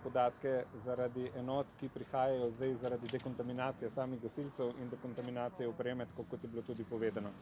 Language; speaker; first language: Slovenian; native; Slovenian